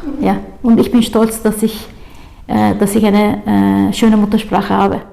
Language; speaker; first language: German; early bilingual, other home language; Turkish